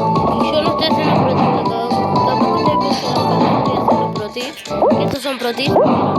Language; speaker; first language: Spanish; native; Spanish